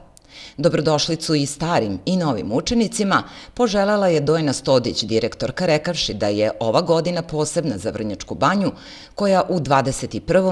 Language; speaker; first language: Serbian; native; Serbian